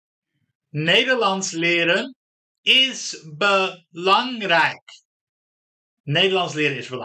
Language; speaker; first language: Dutch; non-native, fluent; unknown